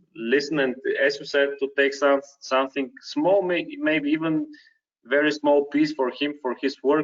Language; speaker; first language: English; non-native, fluent; Bulgarian